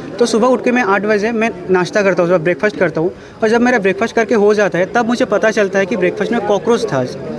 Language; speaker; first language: Hindi; non-native, local second language; Assamese